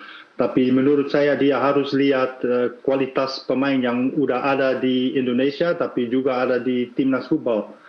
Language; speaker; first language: Indonesian; non-native, fluent; Dutch